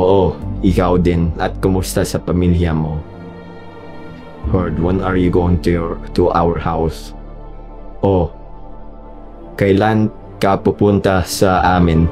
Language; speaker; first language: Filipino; non-native, learner; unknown